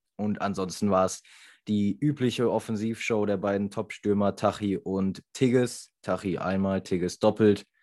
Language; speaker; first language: German; native; German